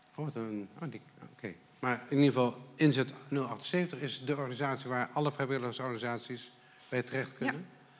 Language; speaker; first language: Dutch; native; Dutch